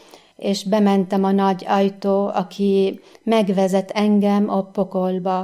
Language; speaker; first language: Hungarian; non-native, fluent; Arabic